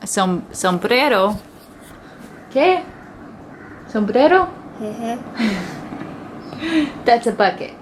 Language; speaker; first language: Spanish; non-native, learner; English